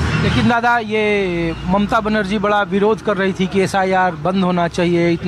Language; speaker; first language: Hindi; native; Hindi